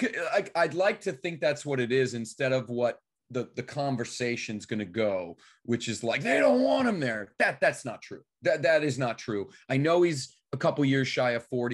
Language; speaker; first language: English; native; English